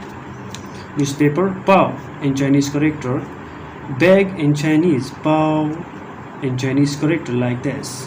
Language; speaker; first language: English; non-native, local second language; Urdu